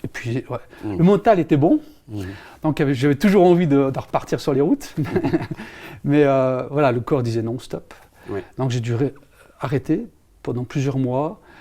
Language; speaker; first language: French; native; French